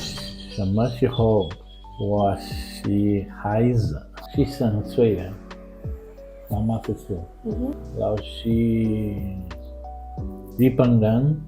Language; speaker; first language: Chinese; non-native, learner; Portuguese